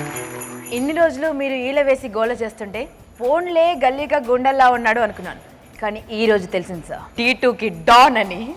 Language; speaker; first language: Telugu; native; Telugu